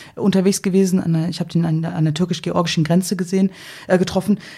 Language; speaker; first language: German; native; German